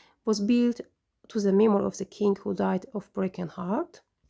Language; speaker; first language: English; non-native, fluent; Azerbaijani